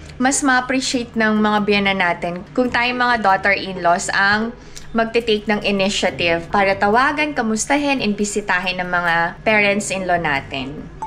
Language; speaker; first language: Filipino; native; Filipino